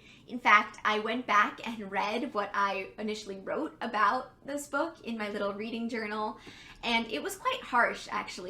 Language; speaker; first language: English; native; English